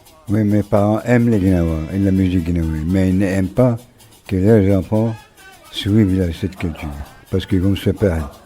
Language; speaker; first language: French; non-native, local second language; Arabic